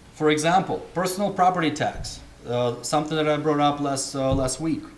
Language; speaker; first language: English; non-native, fluent; Russian